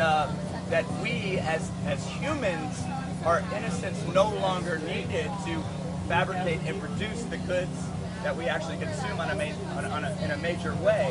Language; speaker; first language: English; native; English